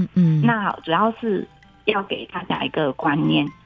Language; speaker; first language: Chinese; native; Chinese